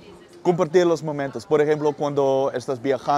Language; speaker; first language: Spanish; non-native, learner; Dutch